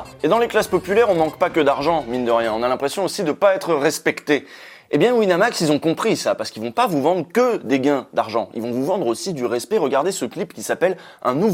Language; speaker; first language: French; native; French